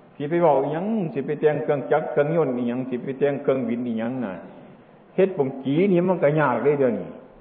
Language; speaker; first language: Thai; non-native, local second language; Northeastern Thai